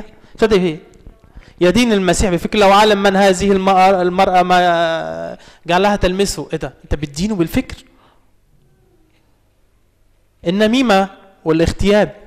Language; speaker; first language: Arabic; native; Arabic